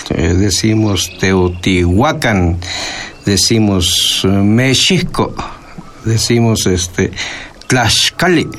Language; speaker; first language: Spanish; non-native, local second language; Nahuatl languages